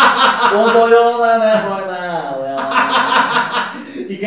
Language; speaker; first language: Spanish; native; Spanish